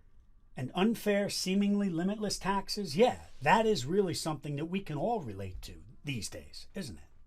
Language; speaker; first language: English; native; English